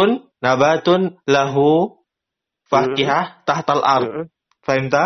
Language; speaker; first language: Arabic; non-native, learner; Indonesian